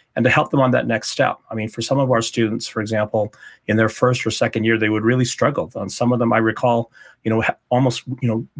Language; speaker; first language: English; native; English